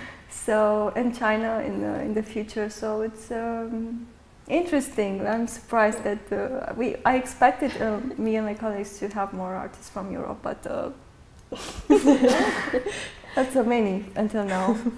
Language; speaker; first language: English; non-native, fluent; Romanian